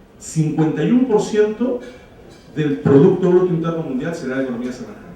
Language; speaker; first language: Spanish; native; Spanish